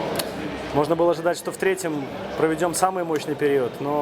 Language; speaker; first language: Russian; native; Russian